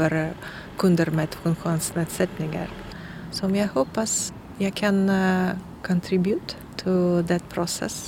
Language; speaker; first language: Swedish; non-native, learner; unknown